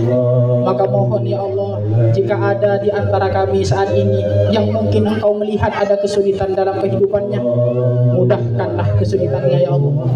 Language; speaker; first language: Indonesian; non-native, local second language; Madurese